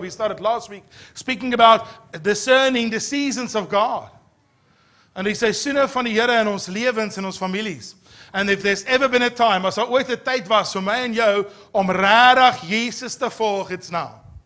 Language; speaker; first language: English; non-native, local second language; Afrikaans